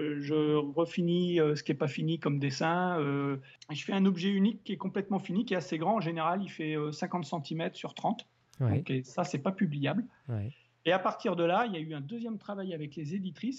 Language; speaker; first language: French; native; French